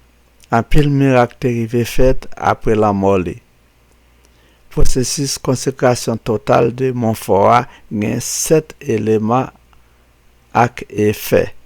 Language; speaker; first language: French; non-native, local second language; Haitian Creole